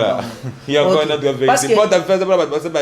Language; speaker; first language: French; non-native, local second language; Lingala